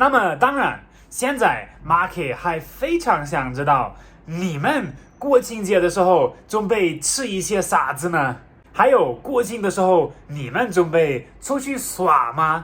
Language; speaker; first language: Chinese; non-native, fluent; German